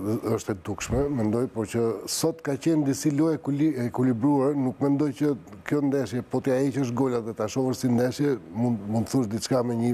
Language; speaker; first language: Albanian; native; Albanian